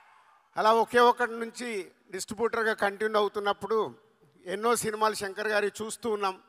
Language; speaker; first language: Telugu; native; Telugu